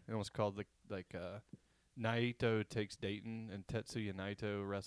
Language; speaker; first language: English; native; English